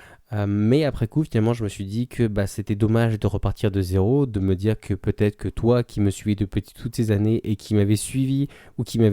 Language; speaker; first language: French; native; French